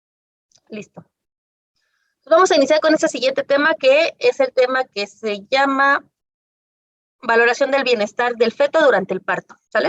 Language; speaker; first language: Spanish; native; Spanish